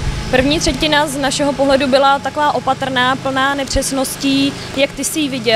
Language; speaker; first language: Czech; native; Czech